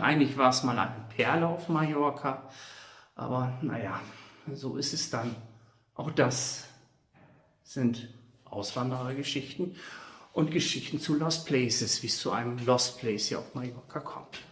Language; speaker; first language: German; native; German